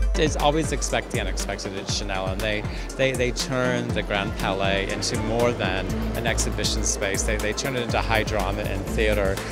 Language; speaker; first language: English; native; English